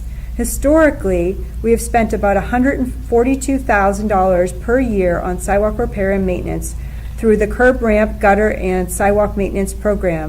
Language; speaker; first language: English; native; English